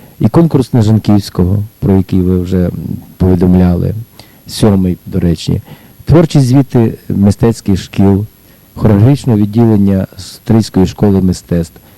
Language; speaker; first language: Ukrainian; native; Ukrainian